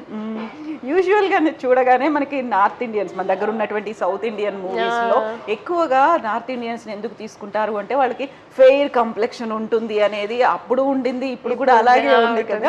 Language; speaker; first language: Telugu; native; Telugu